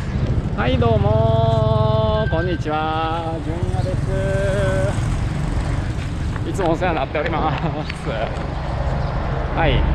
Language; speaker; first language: Japanese; native; Japanese